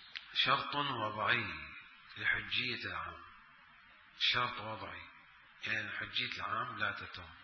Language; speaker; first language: Arabic; native; Arabic